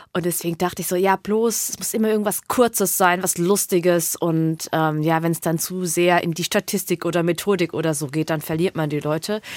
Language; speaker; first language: German; native; German